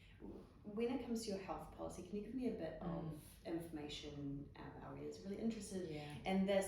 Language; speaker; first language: English; native; English